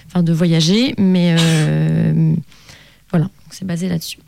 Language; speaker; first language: French; native; French